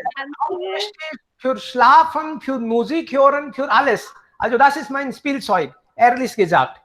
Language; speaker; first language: German; non-native, fluent; Hindi